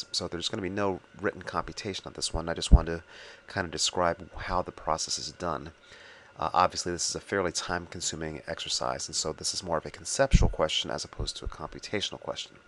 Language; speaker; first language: English; native; English